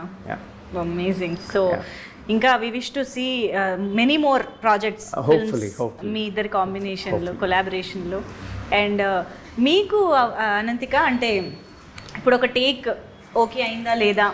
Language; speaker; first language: Telugu; native; Telugu